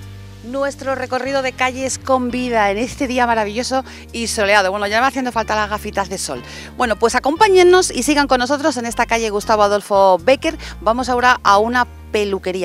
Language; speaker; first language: Spanish; native; Spanish